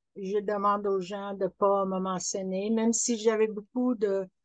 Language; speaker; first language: French; non-native, fluent; English